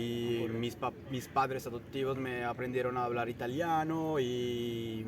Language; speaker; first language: Spanish; non-native, fluent; Italian